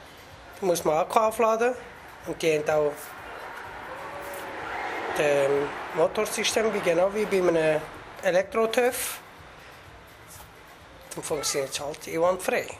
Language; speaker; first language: German; non-native, fluent; Kurdish